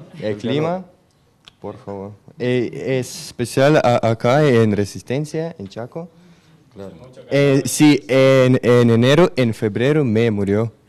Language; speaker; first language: Spanish; non-native, learner; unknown